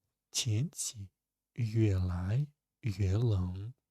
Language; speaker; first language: Chinese; non-native, fluent; Russian